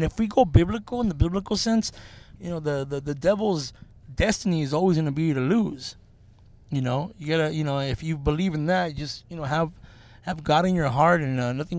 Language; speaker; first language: English; native; English